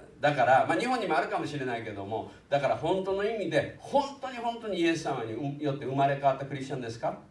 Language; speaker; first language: Japanese; native; Japanese